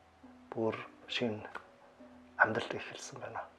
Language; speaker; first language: Mongolian; non-native, fluent; German